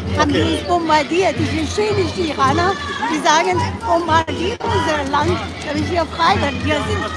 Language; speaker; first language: German; non-native, fluent; Persian